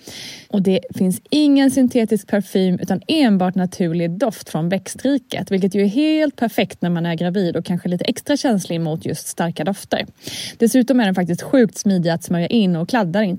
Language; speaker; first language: Swedish; native; Swedish